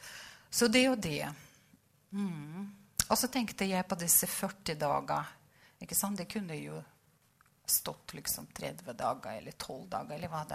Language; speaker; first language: Norwegian; non-native, fluent; Russian